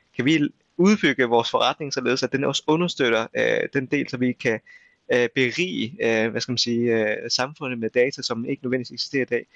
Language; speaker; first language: Danish; early bilingual, other home language; Vietnamese